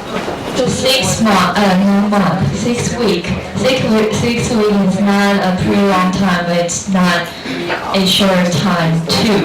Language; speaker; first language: English; non-native, learner; Chinese